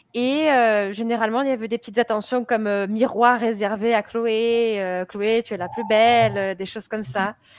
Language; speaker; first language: French; native; French